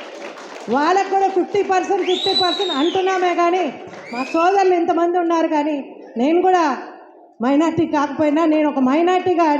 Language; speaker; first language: Telugu; native; Telugu